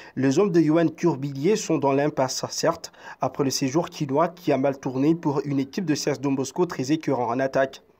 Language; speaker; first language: French; non-native, local second language; Swahili